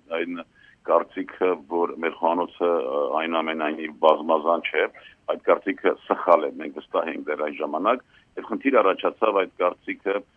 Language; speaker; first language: Armenian; native; Armenian